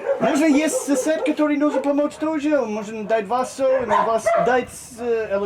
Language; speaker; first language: Russian; non-native, learner; English